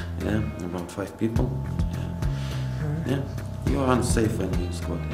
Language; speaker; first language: English; non-native, learner; Russian